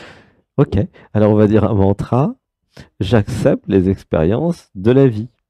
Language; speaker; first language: French; native; French